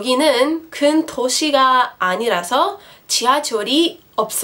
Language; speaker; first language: Korean; non-native, fluent; English